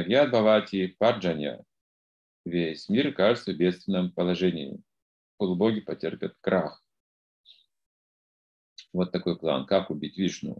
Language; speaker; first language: Russian; native; Russian